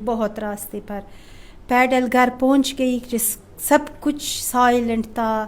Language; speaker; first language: Hindi; non-native, fluent; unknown